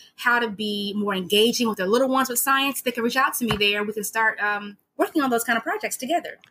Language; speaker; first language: English; native; English